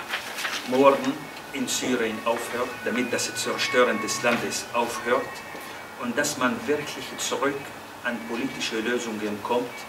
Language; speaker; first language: German; non-native, fluent; Arabic